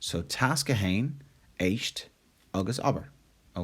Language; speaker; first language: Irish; non-native, local second language; English